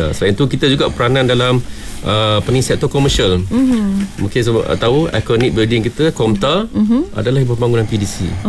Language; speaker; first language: Malay; native; Malay